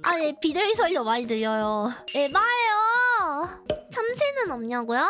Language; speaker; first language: Korean; native; Korean